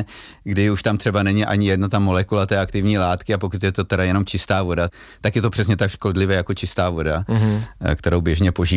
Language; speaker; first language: Czech; native; Czech